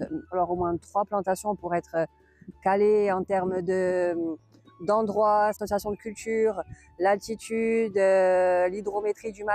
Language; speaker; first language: French; native; French